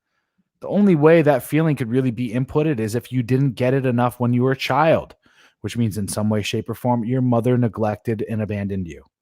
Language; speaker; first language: English; native; English